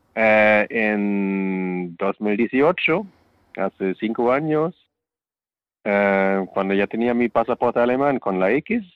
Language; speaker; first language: Spanish; non-native, fluent; German